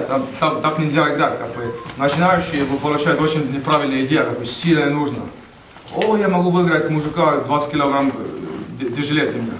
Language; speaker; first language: Russian; non-native, learner; Estonian